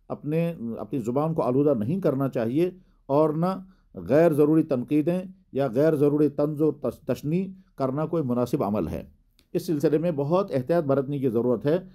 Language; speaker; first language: Urdu; non-native, local second language; Kashmiri